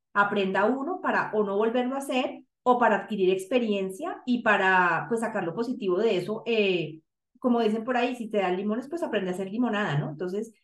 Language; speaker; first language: Spanish; native; Spanish